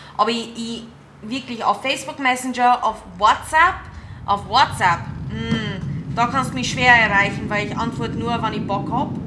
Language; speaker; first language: German; non-native, fluent; English